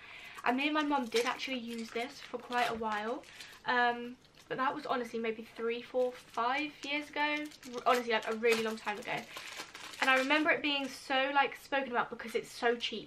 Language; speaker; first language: English; native; English